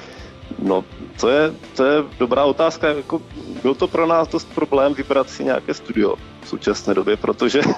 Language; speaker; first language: Czech; native; Czech